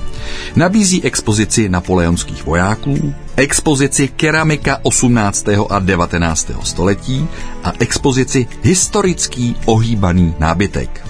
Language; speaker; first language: Czech; native; Czech